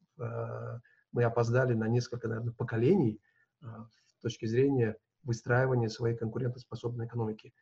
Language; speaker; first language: Russian; non-native, local second language; Uzbek